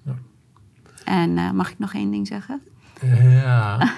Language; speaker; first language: Dutch; non-native, fluent; Persian